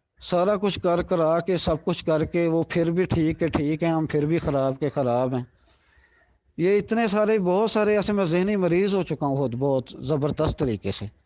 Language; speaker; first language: Urdu; non-native, local second language; Punjabi